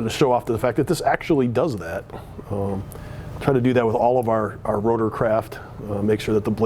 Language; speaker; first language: English; native; English